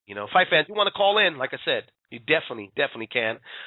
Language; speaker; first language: English; early bilingual, other home language; Spanish